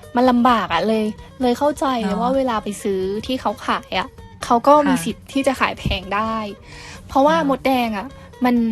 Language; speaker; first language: Thai; native; Thai